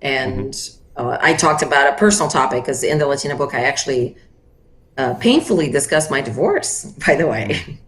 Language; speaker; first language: English; non-native, fluent; Portuguese